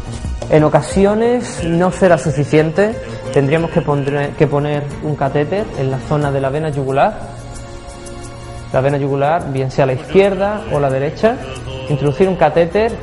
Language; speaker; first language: Spanish; native; Spanish